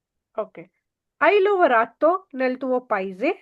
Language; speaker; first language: Italian; non-native, learner; Urdu